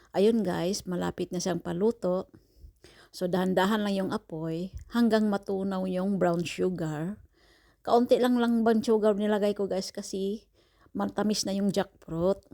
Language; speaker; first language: Filipino; non-native, local second language; Cebuano